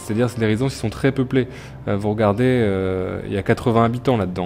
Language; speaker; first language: French; native; French